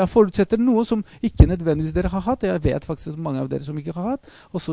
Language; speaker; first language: Norwegian; non-native, fluent; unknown